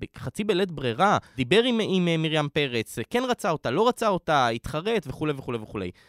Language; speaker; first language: Hebrew; native; Hebrew